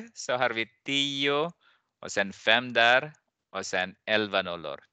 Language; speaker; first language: Swedish; non-native, fluent; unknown